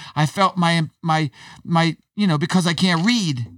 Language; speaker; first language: English; native; English